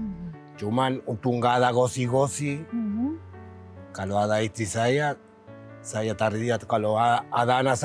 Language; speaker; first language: Indonesian; non-native, learner; Spanish